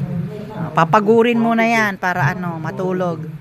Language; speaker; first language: Filipino; native; Filipino